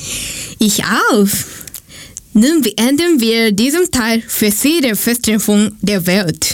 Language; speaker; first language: German; non-native, learner; Japanese